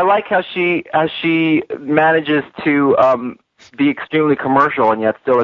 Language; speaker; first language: English; native; English